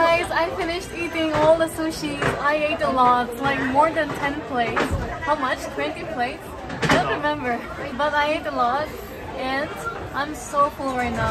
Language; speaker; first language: English; non-native, local second language; Assamese